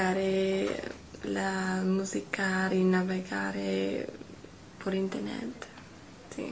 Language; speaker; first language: Spanish; non-native, learner; English